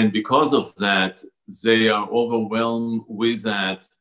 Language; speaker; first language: English; non-native, fluent; Hebrew